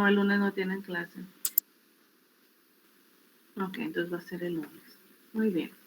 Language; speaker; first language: Spanish; native; Spanish